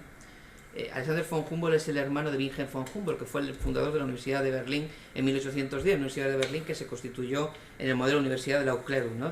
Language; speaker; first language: Spanish; native; Spanish